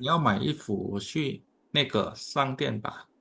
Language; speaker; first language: Chinese; non-native, fluent; Indonesian